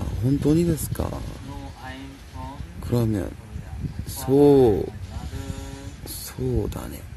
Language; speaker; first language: Japanese; non-native, learner; Korean